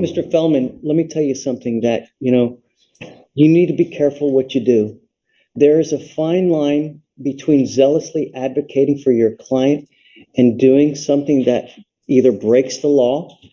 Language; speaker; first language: English; native; English